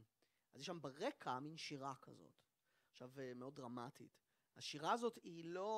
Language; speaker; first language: Hebrew; native; Hebrew